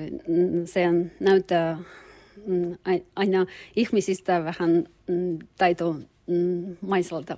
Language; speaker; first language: Finnish; non-native, learner; Russian